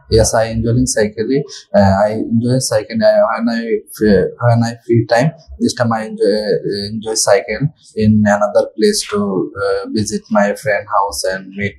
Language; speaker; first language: English; non-native, learner; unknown